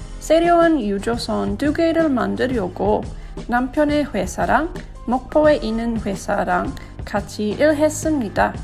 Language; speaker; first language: Korean; non-native, learner; English